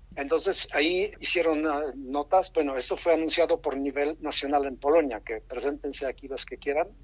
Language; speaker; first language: Spanish; non-native, fluent; Polish